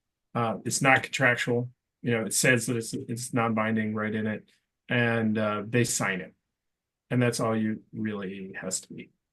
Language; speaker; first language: English; native; English